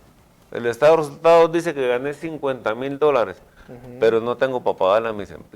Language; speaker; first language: Spanish; native; Spanish